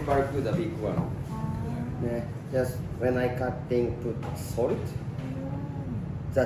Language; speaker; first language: English; non-native, learner; Japanese